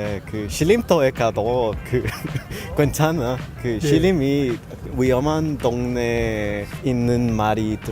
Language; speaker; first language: Korean; non-native, learner; Spanish